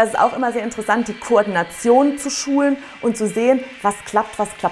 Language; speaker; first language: German; native; German